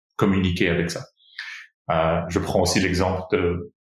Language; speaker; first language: French; non-native, fluent; Portuguese